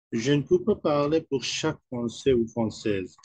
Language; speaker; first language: French; non-native, fluent; Urdu